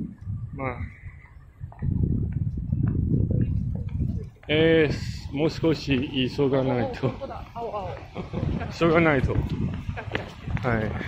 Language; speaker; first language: Japanese; non-native, learner; English